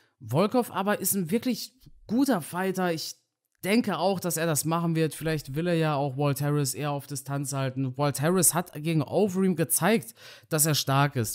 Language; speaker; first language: German; native; German